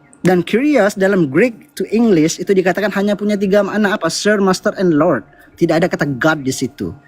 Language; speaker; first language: Indonesian; non-native, local second language; Madurese